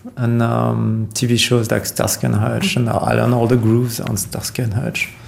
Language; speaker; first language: English; non-native, fluent; French